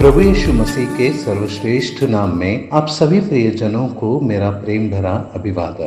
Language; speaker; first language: Hindi; native; Hindi